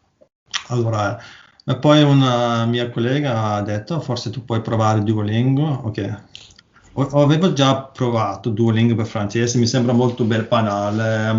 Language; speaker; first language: Italian; non-native, learner; Norwegian